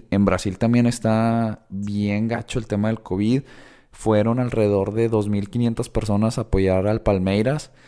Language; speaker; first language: Spanish; native; Spanish